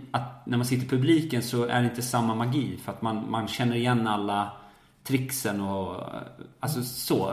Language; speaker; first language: Swedish; native; Swedish